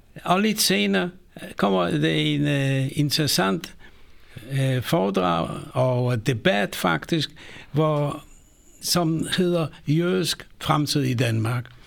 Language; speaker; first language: Danish; non-native, fluent; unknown